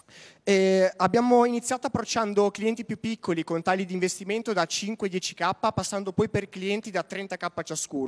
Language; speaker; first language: Italian; native; Italian